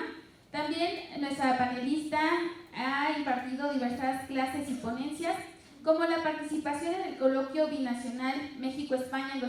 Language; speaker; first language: Spanish; native; Spanish